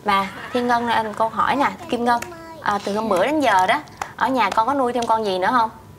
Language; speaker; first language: Vietnamese; native; Vietnamese